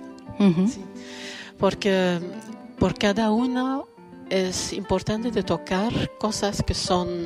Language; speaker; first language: Spanish; non-native, learner; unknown